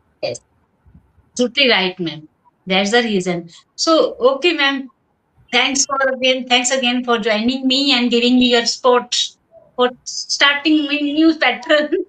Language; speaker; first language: English; non-native, local second language; Hindi